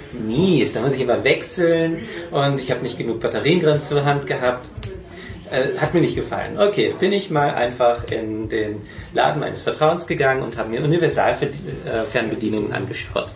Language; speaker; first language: German; native; German